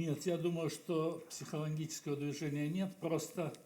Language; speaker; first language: Russian; native; Russian